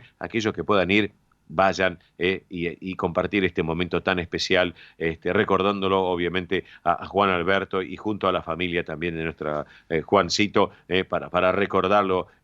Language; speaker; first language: Spanish; native; Spanish